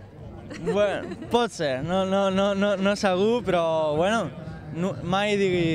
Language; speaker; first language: Catalan; non-native, local second language; Spanish